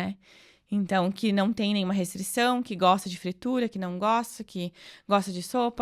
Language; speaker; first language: Portuguese; native; Portuguese